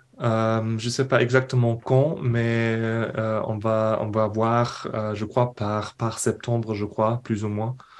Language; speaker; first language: French; non-native, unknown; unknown